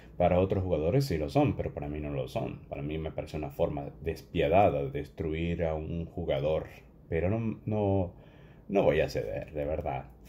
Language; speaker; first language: Spanish; native; Spanish